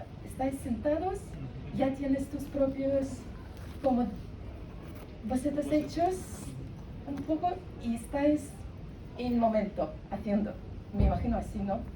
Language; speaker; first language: Spanish; non-native, learner; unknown